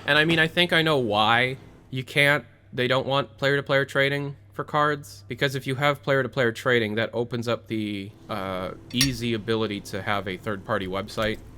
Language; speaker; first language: English; native; English